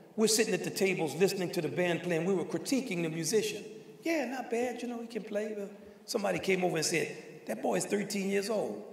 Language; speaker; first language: English; native; English